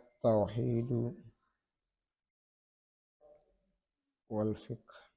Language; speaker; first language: Arabic; non-native, fluent; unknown